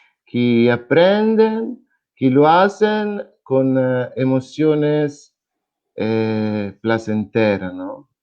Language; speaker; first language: Spanish; non-native, fluent; Italian